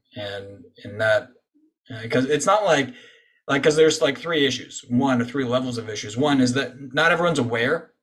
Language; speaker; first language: English; native; English